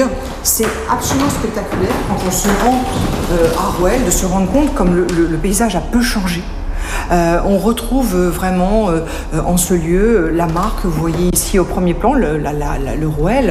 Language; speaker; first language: French; native; French